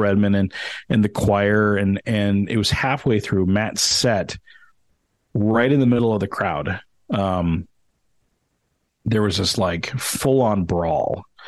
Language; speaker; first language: English; native; English